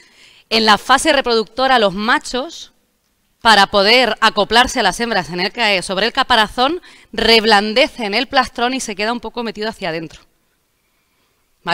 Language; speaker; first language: Spanish; native; Spanish